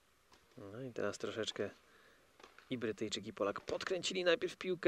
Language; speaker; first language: Polish; native; Polish